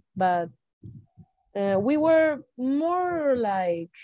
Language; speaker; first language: English; non-native, fluent; Spanish